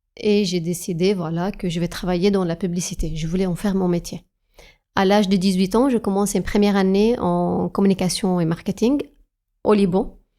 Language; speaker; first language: French; non-native, fluent; Arabic